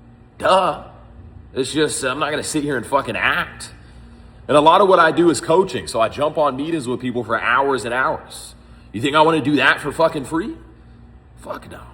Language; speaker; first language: English; native; English